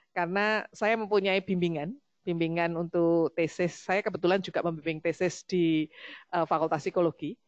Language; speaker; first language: Indonesian; native; Indonesian